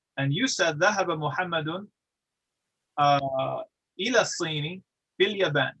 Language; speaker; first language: Arabic; non-native, fluent; English